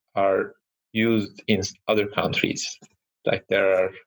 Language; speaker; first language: English; non-native, fluent; Turkish